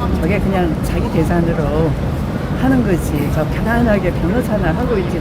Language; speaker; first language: Korean; native; Korean